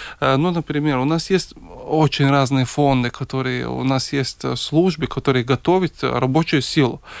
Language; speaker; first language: Russian; non-native, local second language; Latvian